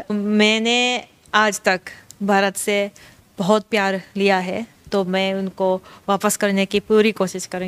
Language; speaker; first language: Hindi; non-native, fluent; Japanese